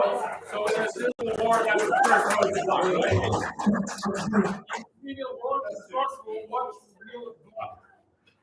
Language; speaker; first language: English; non-native, learner; Russian